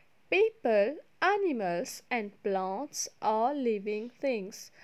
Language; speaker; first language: English; non-native, local second language; Morisyen